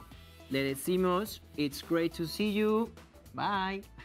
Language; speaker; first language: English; non-native, fluent; Spanish